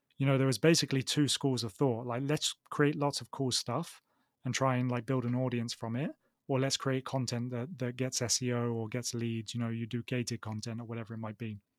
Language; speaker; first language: English; native; English